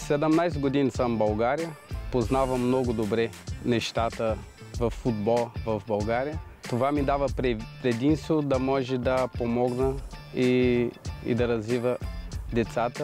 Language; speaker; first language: Bulgarian; non-native, learner; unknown